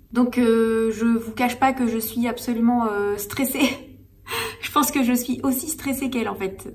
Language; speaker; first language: French; native; French